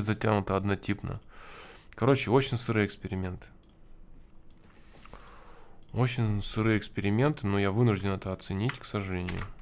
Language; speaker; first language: Russian; native; Russian